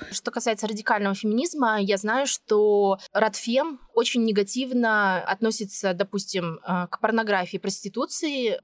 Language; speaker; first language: Russian; native; Russian